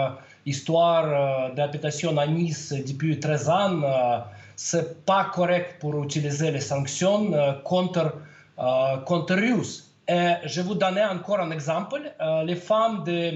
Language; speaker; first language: French; non-native, learner; Russian